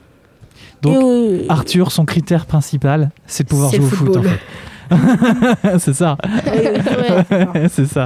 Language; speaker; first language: French; native; French